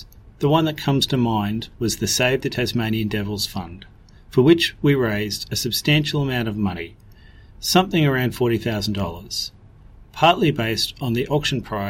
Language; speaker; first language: English; native; English